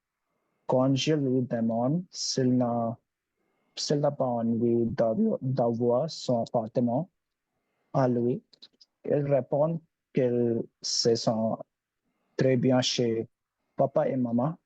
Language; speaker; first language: French; non-native, learner; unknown